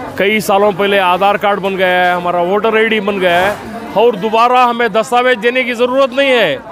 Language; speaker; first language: Hindi; native; Hindi